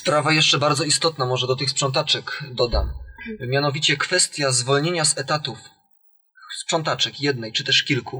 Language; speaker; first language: Polish; native; Polish